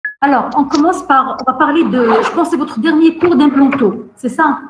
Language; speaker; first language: French; non-native, local second language; Arabic